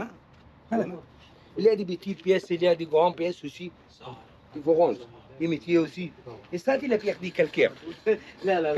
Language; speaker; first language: French; non-native, learner; Arabic